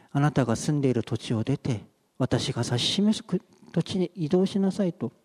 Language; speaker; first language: Japanese; native; Japanese